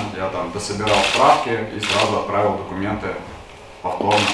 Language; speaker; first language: Russian; native; Russian